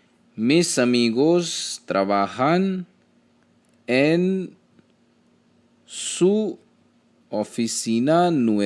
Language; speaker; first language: Spanish; non-native, learner; Hindi